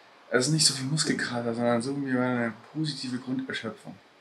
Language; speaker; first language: German; native; German